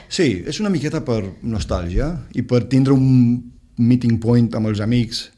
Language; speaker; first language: Catalan; non-native, fluent; Romanian